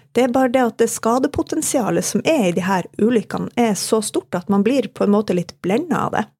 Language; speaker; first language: Norwegian; native; Norwegian